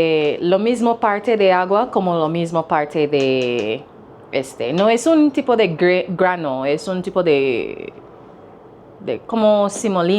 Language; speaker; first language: Spanish; non-native, learner; English